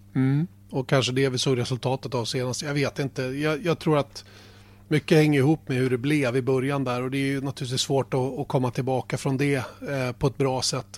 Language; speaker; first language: Swedish; native; Swedish